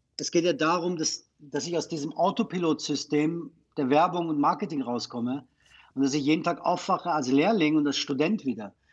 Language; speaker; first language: German; non-native, fluent; Persian